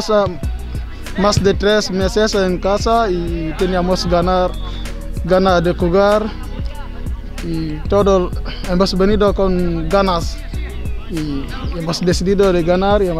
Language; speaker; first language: Spanish; non-native, learner; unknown